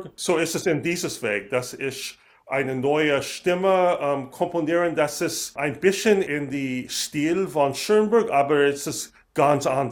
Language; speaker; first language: German; non-native, learner; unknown